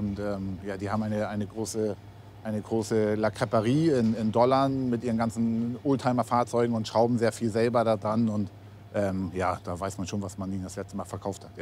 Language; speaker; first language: German; native; German